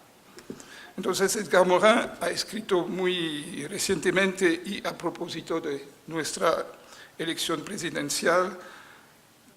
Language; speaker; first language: Spanish; non-native, fluent; French